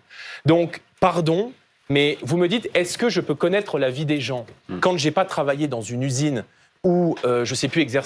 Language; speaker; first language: French; native; French